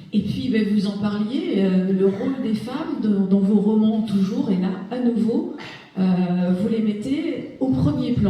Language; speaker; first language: French; native; French